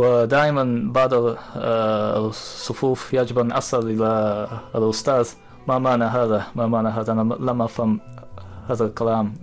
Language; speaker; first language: Arabic; non-native, fluent; Japanese